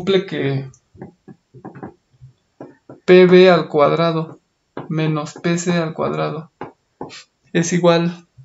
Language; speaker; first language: Spanish; native; Spanish